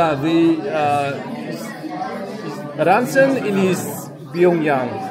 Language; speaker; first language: Russian; non-native, learner; Vietnamese